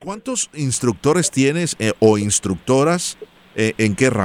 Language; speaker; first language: Spanish; native; Spanish